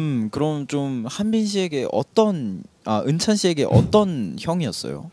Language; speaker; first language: Korean; native; Korean